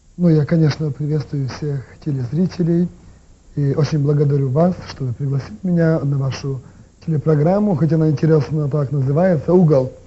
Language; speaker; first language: Russian; non-native, local second language; Ukrainian